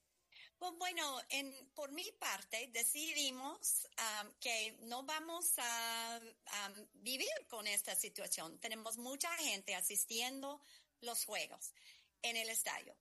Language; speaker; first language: Spanish; non-native, learner; English